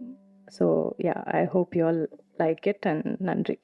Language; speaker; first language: Tamil; non-native, local second language; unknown